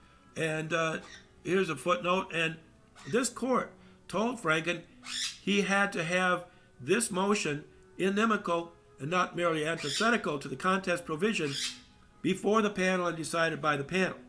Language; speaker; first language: English; native; English